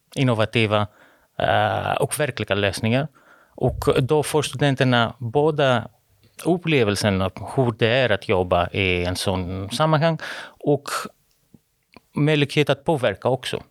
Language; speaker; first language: Swedish; non-native, fluent; Greek